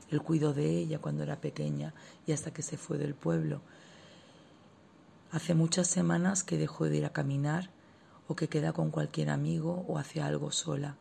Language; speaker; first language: Spanish; native; Spanish